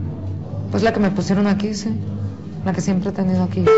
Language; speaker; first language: Spanish; native; Spanish